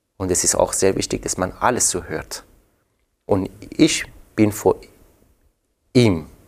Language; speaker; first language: German; non-native, fluent; Persian